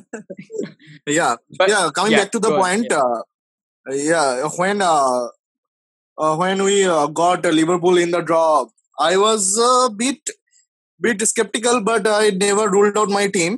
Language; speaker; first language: English; non-native, local second language; Bangla